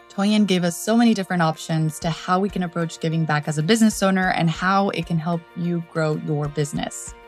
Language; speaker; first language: English; non-native, fluent; Spanish